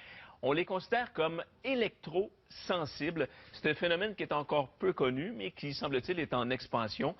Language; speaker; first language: French; native; French